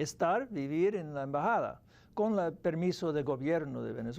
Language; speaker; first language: Spanish; non-native, fluent; English